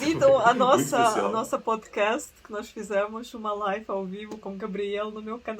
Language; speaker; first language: Portuguese; early bilingual, other home language; Russian